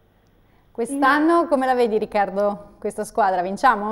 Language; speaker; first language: Italian; native; Italian